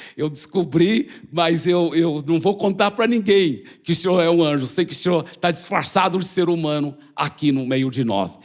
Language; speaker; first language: Portuguese; early bilingual, other home language; English